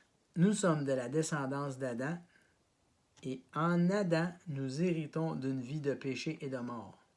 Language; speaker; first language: French; native; French